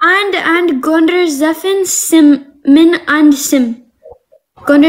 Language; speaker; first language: Amharic; non-native, learner; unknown